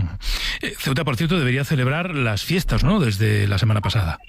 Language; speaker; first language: Spanish; native; Spanish